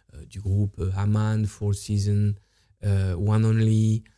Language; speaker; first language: French; native; French